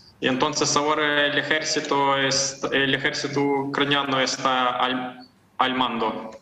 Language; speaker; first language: Spanish; non-native, fluent; Ukrainian